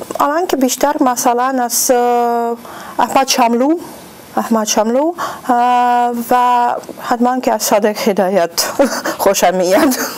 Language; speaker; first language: Persian; non-native, fluent; Russian